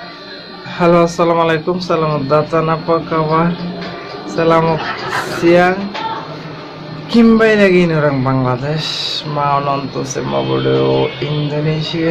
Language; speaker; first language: Indonesian; non-native, learner; Bangla